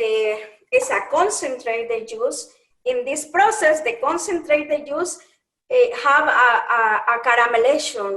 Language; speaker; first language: English; non-native, learner; Spanish